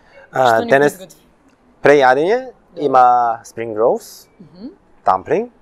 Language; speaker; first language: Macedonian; non-native, learner; Chinese